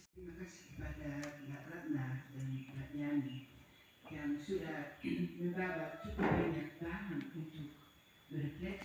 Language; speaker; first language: Indonesian; non-native, fluent; Dutch